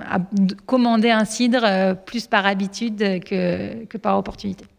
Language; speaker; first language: French; native; French